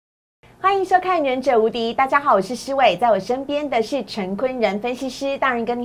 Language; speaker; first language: Chinese; native; Chinese